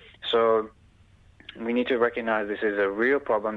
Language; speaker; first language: English; early bilingual, other home language; Punjabi